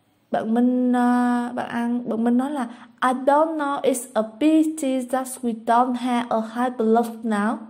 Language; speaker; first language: English; non-native, fluent; Vietnamese